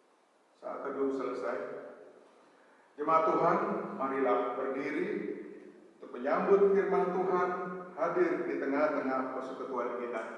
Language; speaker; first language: Indonesian; native; Indonesian